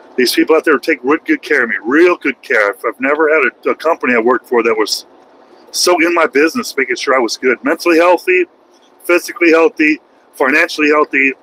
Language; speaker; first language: English; native; English